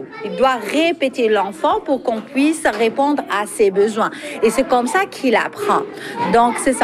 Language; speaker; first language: French; non-native, local second language; Arabic